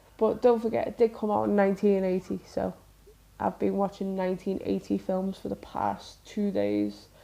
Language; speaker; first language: English; native; English